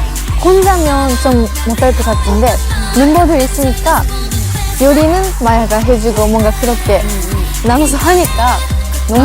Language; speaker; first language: Korean; non-native, fluent; Japanese